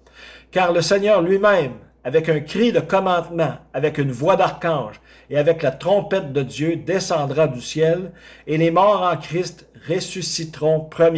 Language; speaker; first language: French; native; French